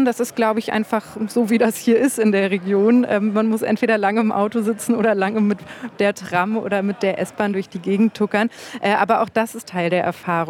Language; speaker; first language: German; native; German